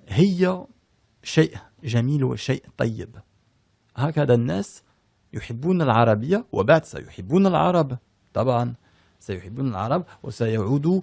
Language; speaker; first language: Arabic; early bilingual, heritage; French